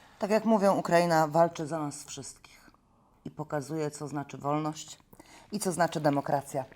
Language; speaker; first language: Polish; native; Polish